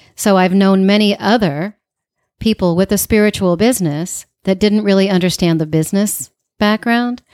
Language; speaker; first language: English; native; English